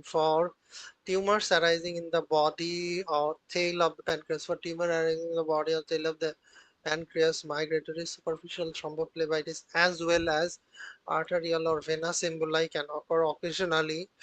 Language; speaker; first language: English; non-native, fluent; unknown